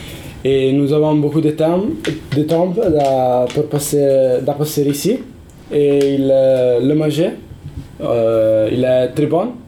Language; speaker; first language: French; non-native, learner; Italian